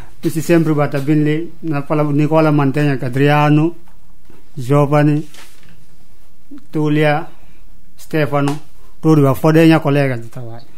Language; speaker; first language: Italian; non-native, learner; Upper Guinea Crioulo